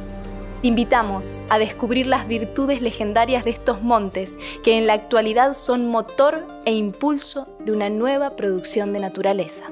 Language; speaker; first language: Spanish; native; Spanish